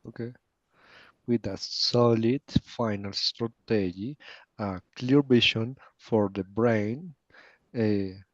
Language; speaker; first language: English; non-native, learner; Spanish